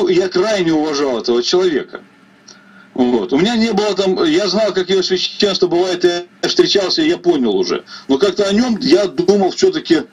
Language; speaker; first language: Russian; native; Russian